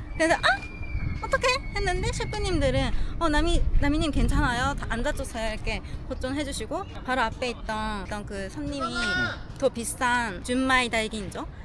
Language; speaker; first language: Korean; non-native, fluent; Japanese